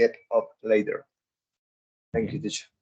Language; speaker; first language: English; non-native, learner; Spanish